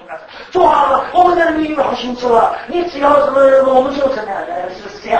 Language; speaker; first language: Chinese; native; Chinese